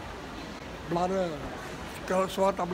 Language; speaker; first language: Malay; non-native, local second language; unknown